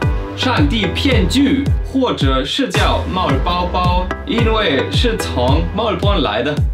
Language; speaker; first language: Chinese; non-native, fluent; German